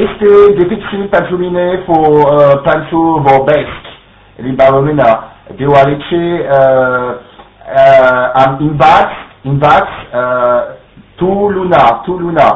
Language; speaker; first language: Romanian; non-native, learner; French